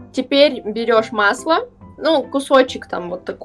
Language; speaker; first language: Russian; native; Russian